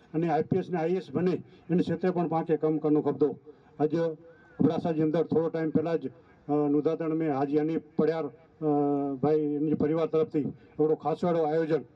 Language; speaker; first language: Gujarati; non-native, local second language; Kachhi